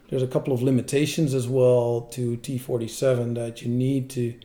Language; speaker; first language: English; non-native, fluent; Dutch